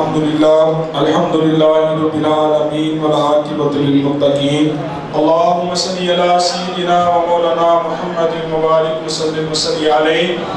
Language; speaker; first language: Urdu; non-native, local second language; Punjabi